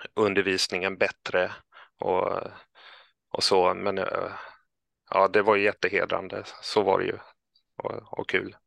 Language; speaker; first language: Swedish; native; Swedish